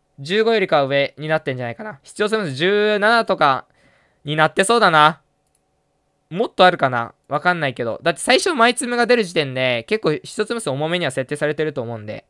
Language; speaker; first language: Japanese; native; Japanese